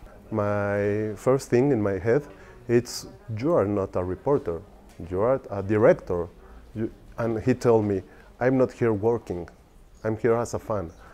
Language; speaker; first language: English; non-native, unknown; Spanish